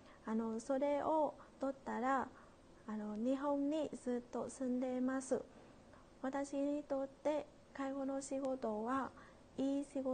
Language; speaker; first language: Japanese; non-native, learner; Vietnamese